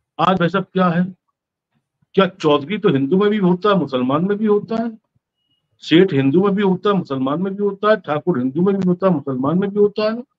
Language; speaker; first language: Hindi; native; Hindi